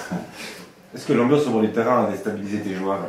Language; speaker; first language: French; native; French